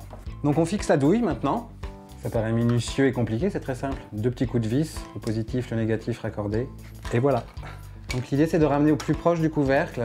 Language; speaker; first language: French; native; French